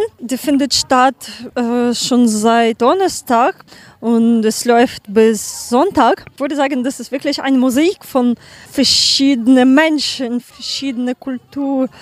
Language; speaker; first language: German; non-native, learner; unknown